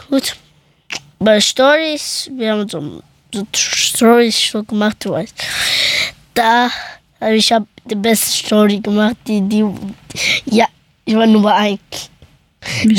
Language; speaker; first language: German; early bilingual, other home language; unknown